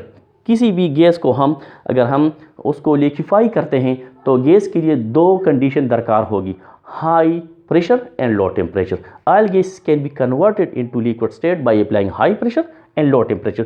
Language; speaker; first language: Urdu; non-native, local second language; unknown